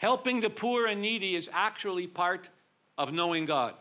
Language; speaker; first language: English; native; English